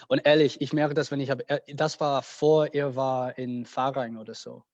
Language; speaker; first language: German; non-native, learner; English